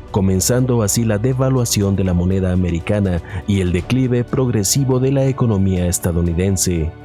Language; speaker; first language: Spanish; native; Spanish